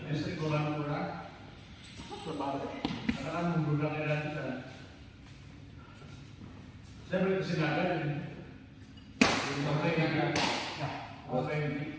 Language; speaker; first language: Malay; non-native, local second language; Sundanese